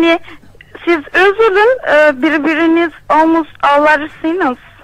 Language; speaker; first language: Turkish; non-native, learner; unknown